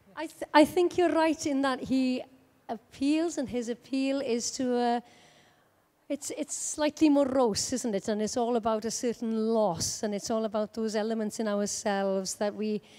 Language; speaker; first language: English; native; English